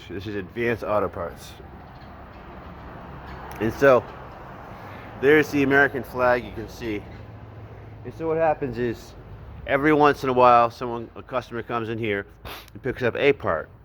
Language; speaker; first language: English; native; English